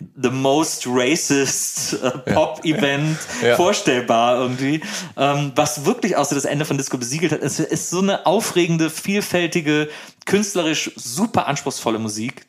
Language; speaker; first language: German; native; German